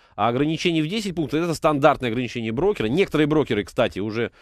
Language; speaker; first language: Russian; native; Russian